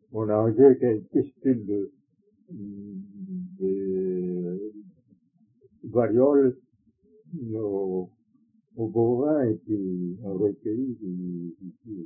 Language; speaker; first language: French; non-native, fluent; Korean